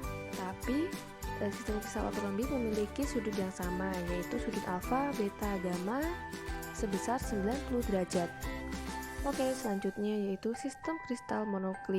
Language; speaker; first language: Indonesian; native; Indonesian